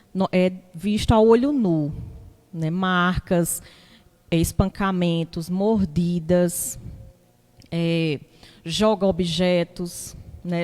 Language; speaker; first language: Portuguese; native; Portuguese